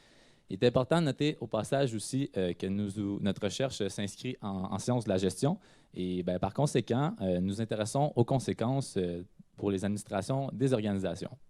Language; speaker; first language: French; native; French